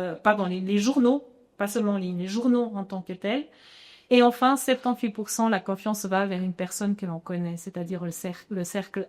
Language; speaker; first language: French; native; French